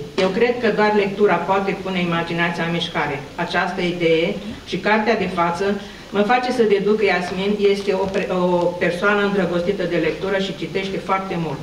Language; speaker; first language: Romanian; native; Romanian